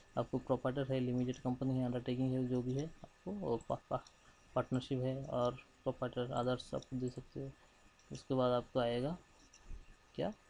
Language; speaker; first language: Hindi; non-native, local second language; Bangla